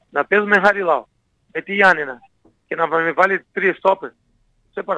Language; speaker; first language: Greek; non-native, learner; Portuguese